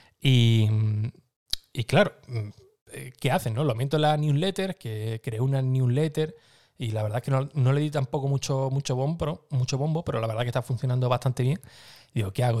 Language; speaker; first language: Spanish; native; Spanish